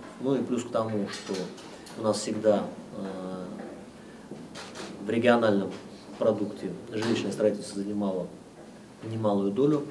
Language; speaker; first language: Russian; native; Russian